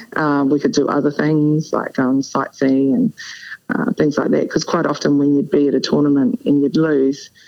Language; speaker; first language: English; native; English